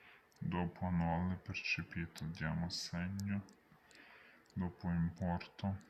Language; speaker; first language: Italian; non-native, learner; Ukrainian